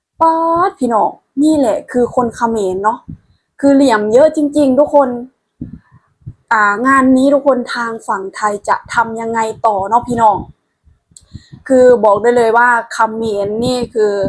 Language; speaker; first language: Thai; non-native, local second language; Lao